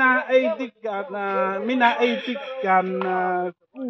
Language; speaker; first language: Finnish; non-native, learner; Vietnamese